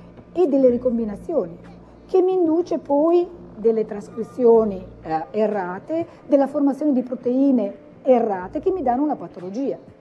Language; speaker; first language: Italian; native; Italian